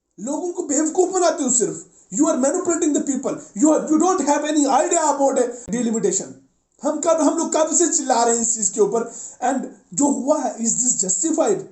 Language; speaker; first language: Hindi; non-native, local second language; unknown